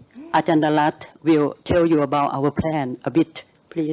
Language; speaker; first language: English; non-native, learner; Thai